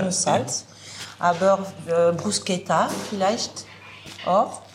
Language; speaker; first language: German; non-native, learner; French